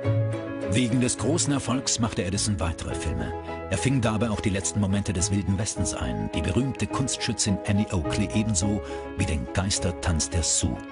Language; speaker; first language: German; native; German